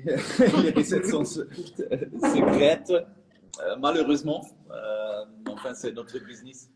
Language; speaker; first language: French; non-native, fluent; German